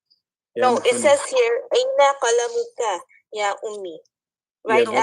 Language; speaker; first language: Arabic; non-native, learner; English